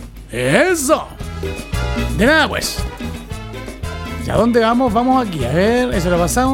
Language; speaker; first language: Spanish; native; Spanish